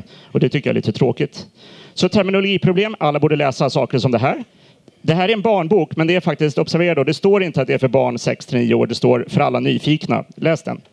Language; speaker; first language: Swedish; native; Swedish